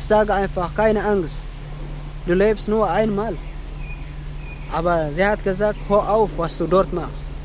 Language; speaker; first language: German; non-native, learner; Tigrinya